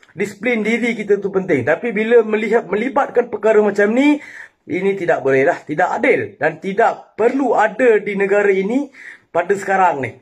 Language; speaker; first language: Malay; non-native, local second language; Tamil